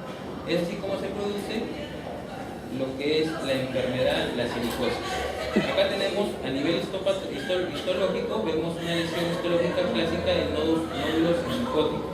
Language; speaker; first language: Spanish; native; Spanish